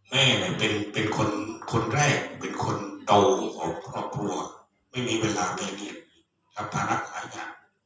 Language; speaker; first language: Thai; non-native, local second language; Khmer